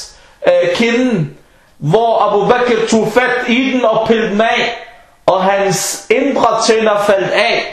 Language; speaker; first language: Danish; non-native, local second language; Arabic